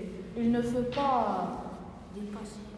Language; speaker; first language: French; non-native, learner; Arabic